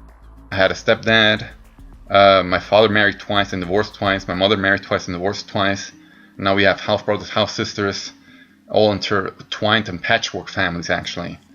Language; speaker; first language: English; non-native, fluent; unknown